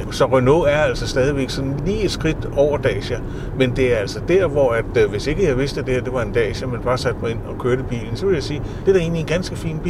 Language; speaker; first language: Danish; native; Danish